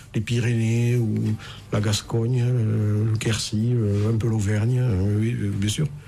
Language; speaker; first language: French; native; French